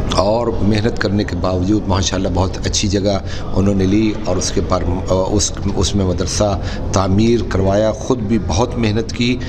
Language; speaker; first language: Urdu; non-native, local second language; Punjabi